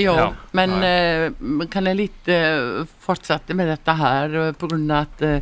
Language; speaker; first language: Norwegian; non-native, learner; Icelandic